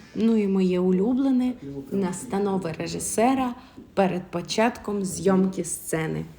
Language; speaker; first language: Ukrainian; native; Ukrainian